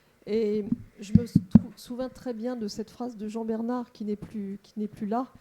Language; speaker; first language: French; native; French